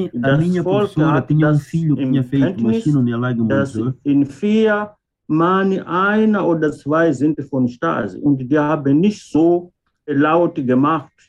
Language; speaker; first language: German; non-native, learner; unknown